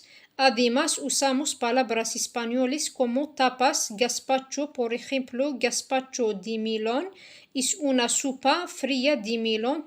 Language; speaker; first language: Spanish; non-native, fluent; French